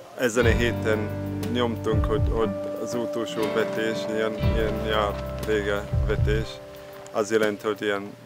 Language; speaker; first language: Hungarian; non-native, learner; English